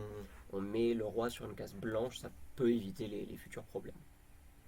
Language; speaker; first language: French; native; French